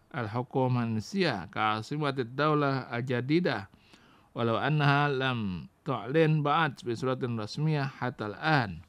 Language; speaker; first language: Arabic; non-native, fluent; Indonesian